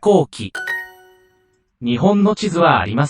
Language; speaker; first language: Japanese; non-native, learner; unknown